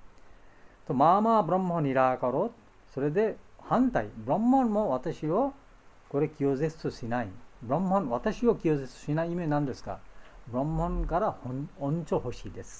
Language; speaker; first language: Japanese; non-native, fluent; Bangla